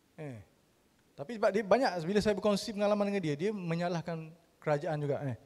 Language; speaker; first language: Malay; native; Malay